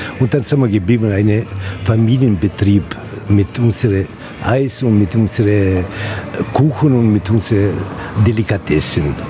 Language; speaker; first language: German; non-native, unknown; Italian